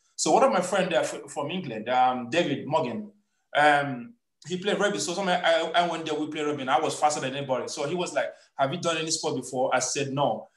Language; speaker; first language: English; non-native, local second language; Igbo